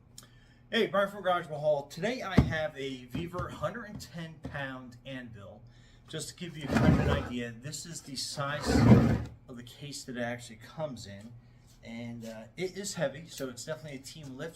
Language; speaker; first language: English; native; English